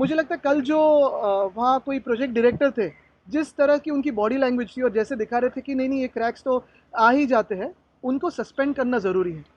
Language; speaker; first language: Hindi; non-native, local second language; Marathi